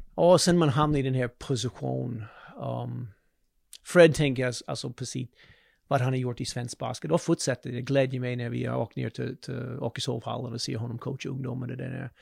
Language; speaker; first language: Swedish; non-native, fluent; English